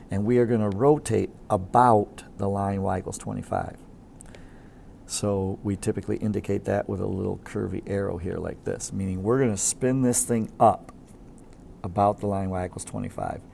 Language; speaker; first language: English; native; English